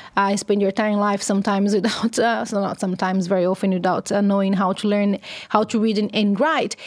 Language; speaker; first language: English; non-native, fluent; Portuguese